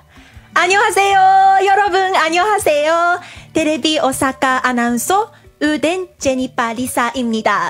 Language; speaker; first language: Korean; non-native, learner; Japanese